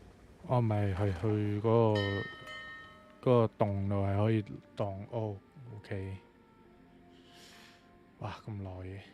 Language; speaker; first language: Chinese; native; Chinese